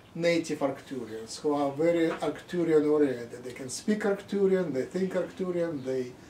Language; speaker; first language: English; non-native, fluent; Russian